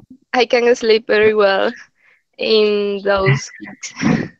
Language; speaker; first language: English; non-native, learner; Spanish